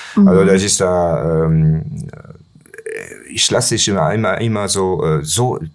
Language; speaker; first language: German; non-native, learner; French